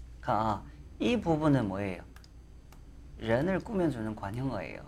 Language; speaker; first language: Korean; non-native, fluent; Chinese